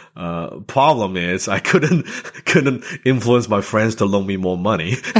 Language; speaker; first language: English; non-native, local second language; Cantonese